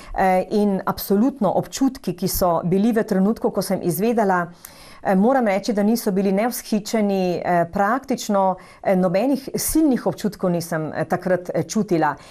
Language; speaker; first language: Slovenian; native; Slovenian